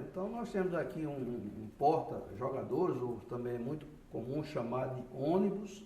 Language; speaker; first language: Portuguese; native; Portuguese